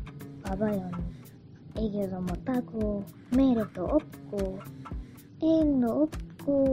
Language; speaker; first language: Korean; non-native, learner; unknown